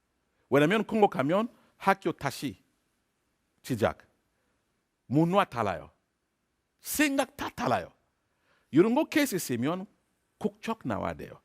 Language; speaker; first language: Korean; non-native, learner; French